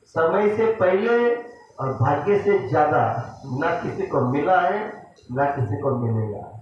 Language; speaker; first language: Hindi; non-native, local second language; Marathi